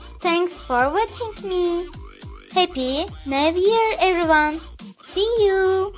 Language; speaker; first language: English; non-native, learner; Turkish